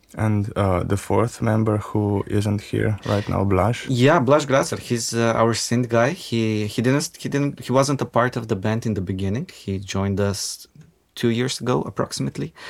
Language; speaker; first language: English; non-native, fluent; Macedonian